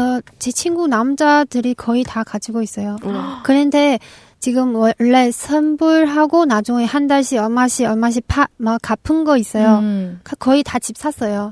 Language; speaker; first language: Korean; non-native, local second language; Chinese